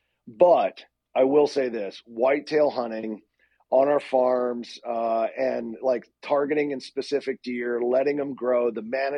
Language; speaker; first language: English; native; English